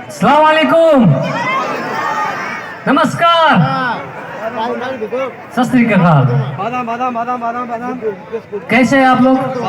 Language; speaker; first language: Hindi; non-native, local second language; Nepali